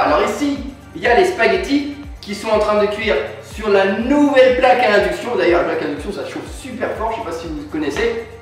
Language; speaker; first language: French; native; French